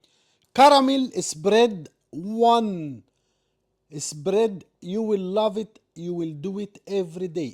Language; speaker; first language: English; non-native, learner; Arabic